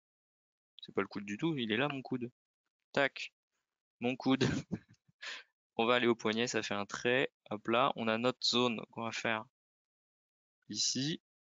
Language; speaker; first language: French; native; French